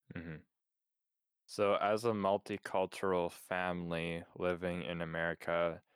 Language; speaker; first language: English; native; English